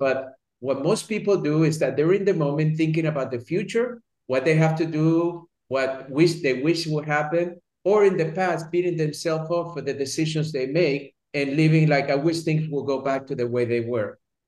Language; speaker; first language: English; early bilingual, other home language; Spanish